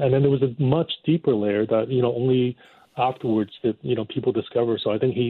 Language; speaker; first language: English; non-native, local second language; Cantonese